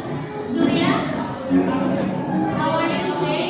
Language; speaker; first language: English; non-native, local second language; Indonesian